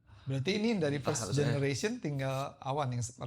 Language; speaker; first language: Indonesian; native; Indonesian